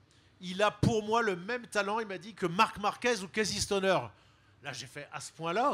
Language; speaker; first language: French; native; French